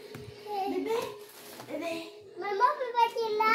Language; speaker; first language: French; native; French